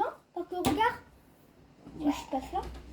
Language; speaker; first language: French; native; French